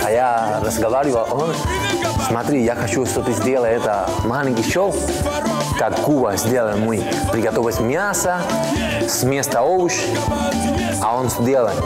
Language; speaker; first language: Russian; non-native, learner; Spanish